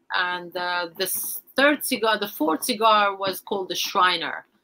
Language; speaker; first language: English; non-native, fluent; Arabic